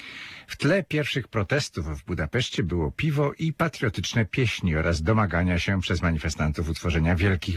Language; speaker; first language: Polish; native; Polish